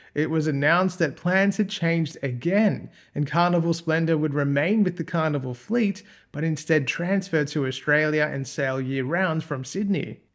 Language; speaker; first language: English; native; English